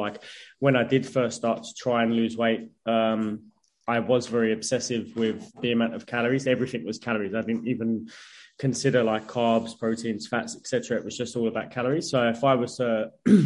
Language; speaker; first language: English; native; English